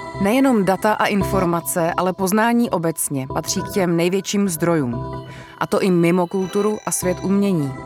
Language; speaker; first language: Czech; native; Czech